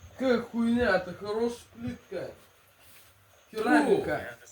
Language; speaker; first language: Russian; native; Russian